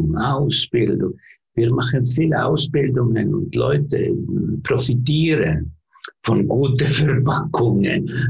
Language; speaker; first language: German; non-native, learner; Finnish